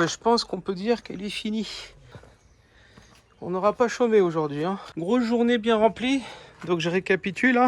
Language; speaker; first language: French; native; French